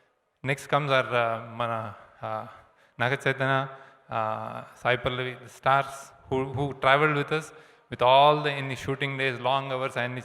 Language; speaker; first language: Telugu; native; Telugu